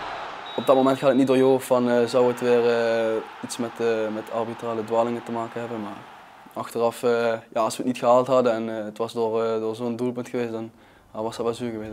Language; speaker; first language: Dutch; native; Dutch